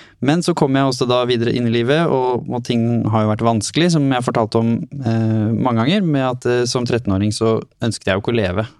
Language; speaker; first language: Norwegian; native; Norwegian